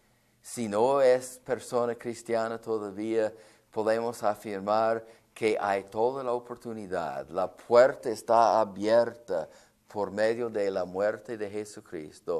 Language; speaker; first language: Spanish; non-native, fluent; English